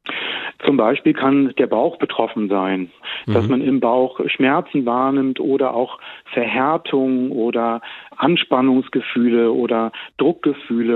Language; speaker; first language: German; native; German